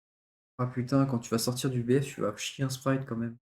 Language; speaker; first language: French; native; French